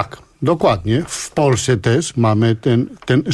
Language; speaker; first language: Polish; non-native, fluent; Spanish